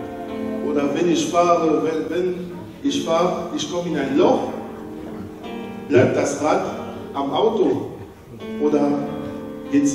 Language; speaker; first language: German; non-native, learner; French